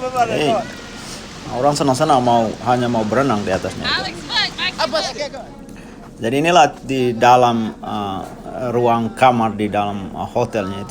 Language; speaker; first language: Indonesian; non-native, local second language; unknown